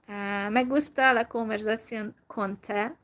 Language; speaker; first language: Spanish; non-native, learner; Hungarian